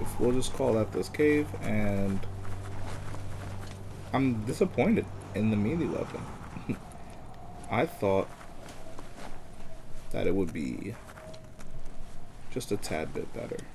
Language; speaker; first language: English; native; English